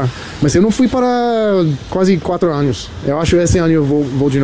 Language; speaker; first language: Portuguese; non-native, learner; English